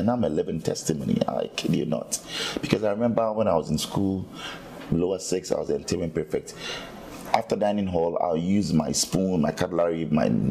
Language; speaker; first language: English; non-native, local second language; Akan